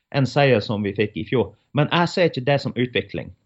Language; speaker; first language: Norwegian; non-native, fluent; English